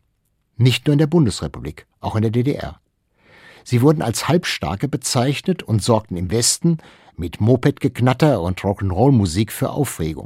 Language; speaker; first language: German; native; German